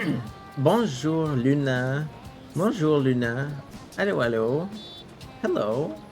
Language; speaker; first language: French; non-native, local second language; English